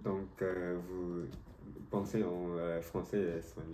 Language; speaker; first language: French; non-native, learner; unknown